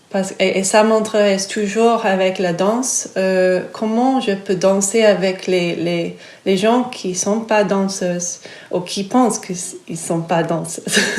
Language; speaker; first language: French; non-native, fluent; English